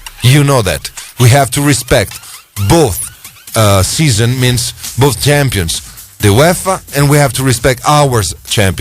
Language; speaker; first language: English; non-native, fluent; Italian